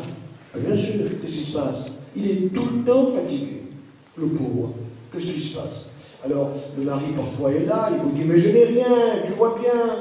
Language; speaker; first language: French; native; French